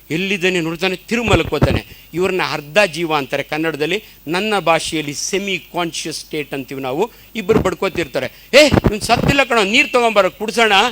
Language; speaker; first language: Kannada; native; Kannada